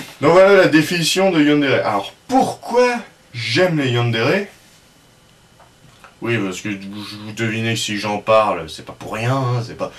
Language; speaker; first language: French; native; French